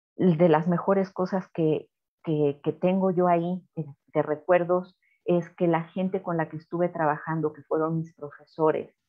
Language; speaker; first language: Spanish; native; Spanish